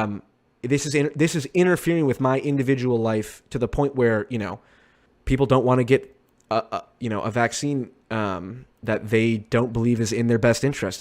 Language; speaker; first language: English; native; English